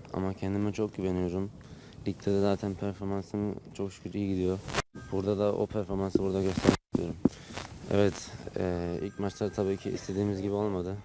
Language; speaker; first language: Turkish; early bilingual, heritage; Turkish